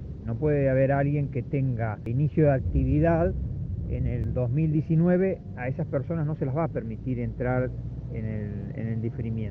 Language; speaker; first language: Spanish; native; Spanish